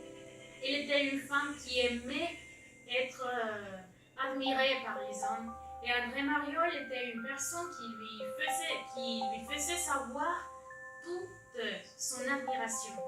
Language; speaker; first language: French; non-native, learner; Spanish